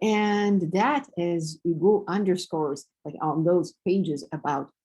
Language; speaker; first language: English; non-native, fluent; Romanian